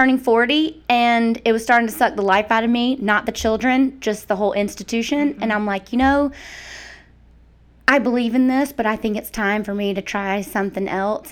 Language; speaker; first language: English; native; English